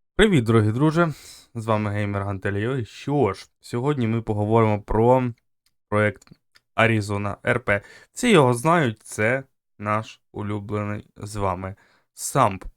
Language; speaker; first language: Ukrainian; native; Ukrainian